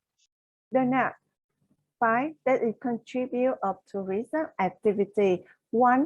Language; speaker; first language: English; non-native, learner; Vietnamese